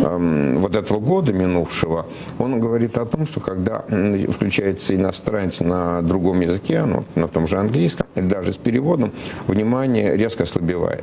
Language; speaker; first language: Russian; native; Russian